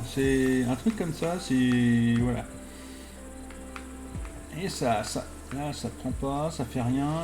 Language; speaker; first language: French; native; French